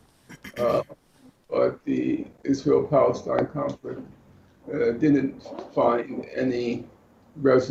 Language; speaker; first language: English; native; English